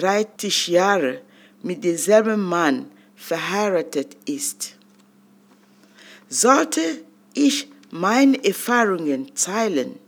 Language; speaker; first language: German; non-native, fluent; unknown